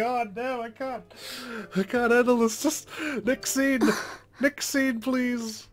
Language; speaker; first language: English; native; English